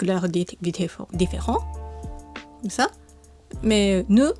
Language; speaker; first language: French; non-native, learner; Japanese